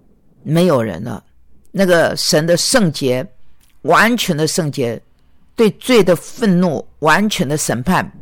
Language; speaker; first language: Chinese; native; Chinese